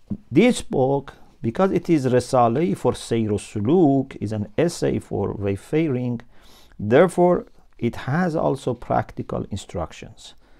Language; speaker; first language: English; non-native, fluent; Persian